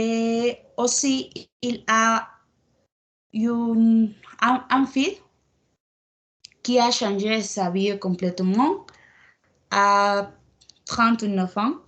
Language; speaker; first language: French; non-native, learner; Spanish